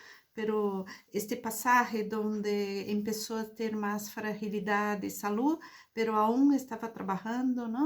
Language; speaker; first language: Spanish; non-native, fluent; Portuguese